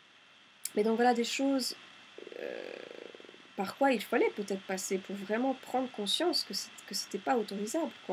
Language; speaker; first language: French; native; French